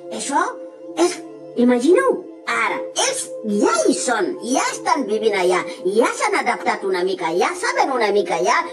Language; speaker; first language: Catalan; non-native, fluent; Fula